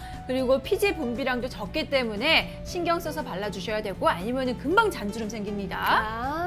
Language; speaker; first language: Korean; native; Korean